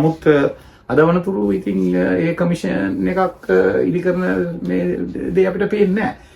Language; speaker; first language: Sinhala; non-native, local second language; Tamil